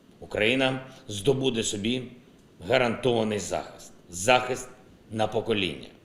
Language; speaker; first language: Ukrainian; non-native, local second language; Russian